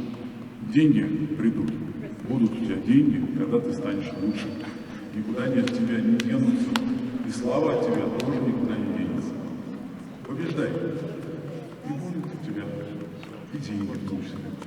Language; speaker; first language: Russian; native; Russian